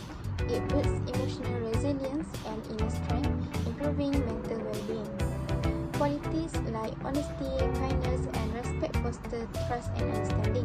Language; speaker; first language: English; non-native, local second language; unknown